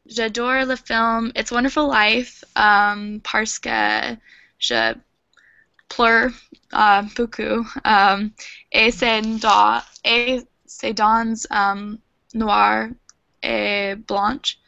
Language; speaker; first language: French; non-native, learner; English